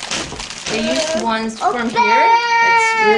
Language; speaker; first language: English; non-native, fluent; Korean